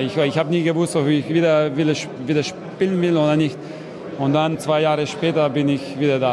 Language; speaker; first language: German; non-native, learner; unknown